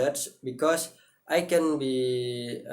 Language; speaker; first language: English; non-native, learner; Indonesian